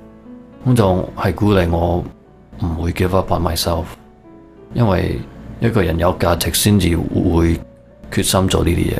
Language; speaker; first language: Cantonese; early bilingual, heritage; Cantonese